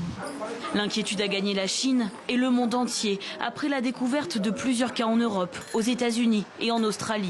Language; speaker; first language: French; native; French